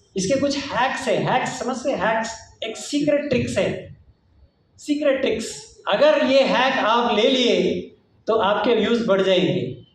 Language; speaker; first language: Hindi; native; Hindi